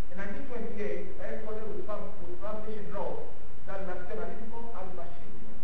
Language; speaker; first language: English; non-native, local second language; Maltese